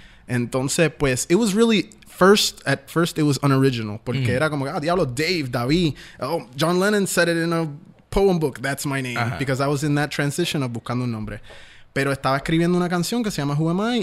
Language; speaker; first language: English; non-native, local second language; Spanish